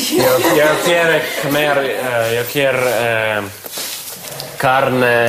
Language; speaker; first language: Spanish; non-native, learner; Russian